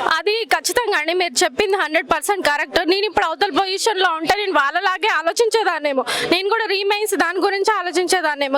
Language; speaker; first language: Telugu; native; Telugu